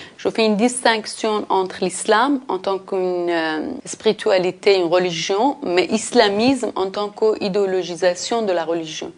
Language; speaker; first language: French; non-native, fluent; Persian